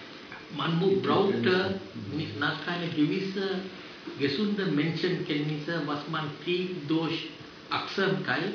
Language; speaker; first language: German; non-native, fluent; Sinhala